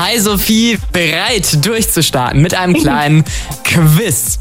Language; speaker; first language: German; native; German